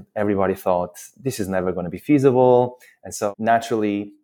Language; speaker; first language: English; non-native, fluent; Portuguese